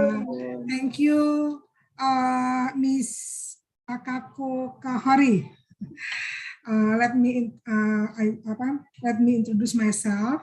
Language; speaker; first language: English; non-native, learner; Indonesian